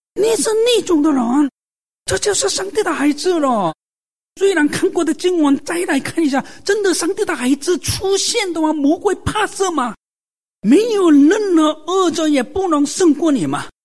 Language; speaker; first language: Chinese; non-native, fluent; Korean